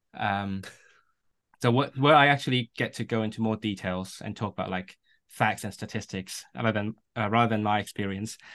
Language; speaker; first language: English; non-native, local second language; Cantonese